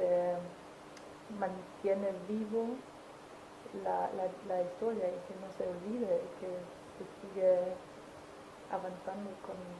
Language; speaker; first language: Spanish; non-native, fluent; German